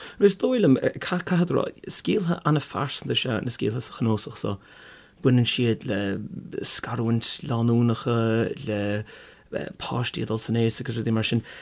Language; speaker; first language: Irish; native; Irish